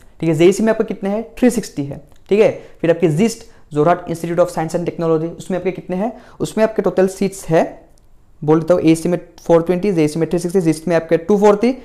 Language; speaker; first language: Hindi; non-native, local second language; Assamese